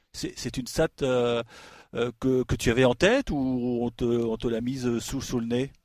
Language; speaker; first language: French; native; French